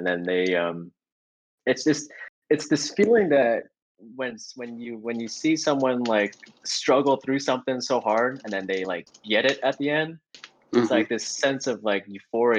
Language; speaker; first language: English; native; English